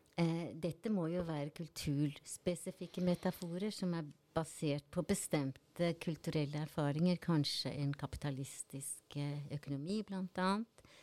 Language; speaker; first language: Norwegian; native; Norwegian